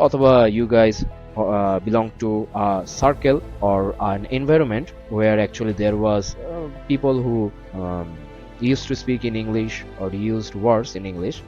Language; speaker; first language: English; non-native, local second language; Bangla